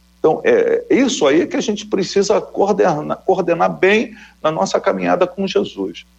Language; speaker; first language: Portuguese; native; Portuguese